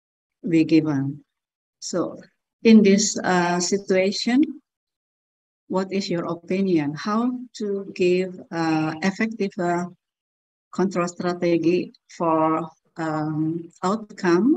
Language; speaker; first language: English; non-native, learner; Indonesian